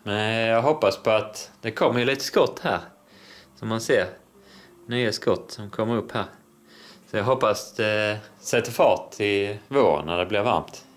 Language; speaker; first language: Swedish; native; Swedish